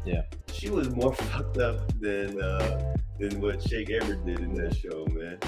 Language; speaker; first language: English; native; English